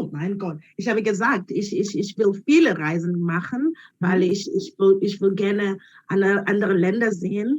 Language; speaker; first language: German; non-native, learner; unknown